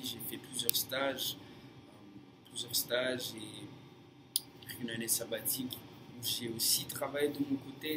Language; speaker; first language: French; non-native, fluent; English